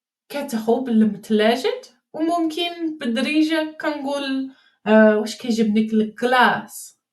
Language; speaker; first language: Arabic; non-native, learner; English